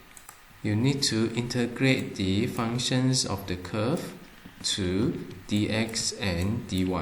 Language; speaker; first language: English; non-native, fluent; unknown